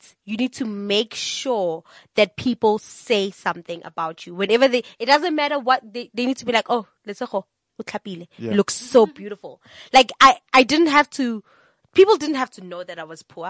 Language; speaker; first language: English; non-native, local second language; Tswana